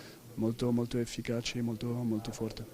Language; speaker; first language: Italian; non-native, fluent; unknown